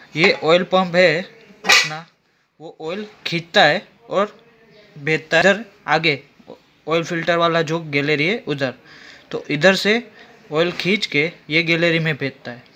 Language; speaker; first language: Hindi; native; Hindi